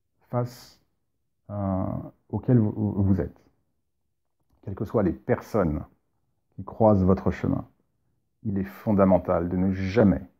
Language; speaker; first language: French; native; French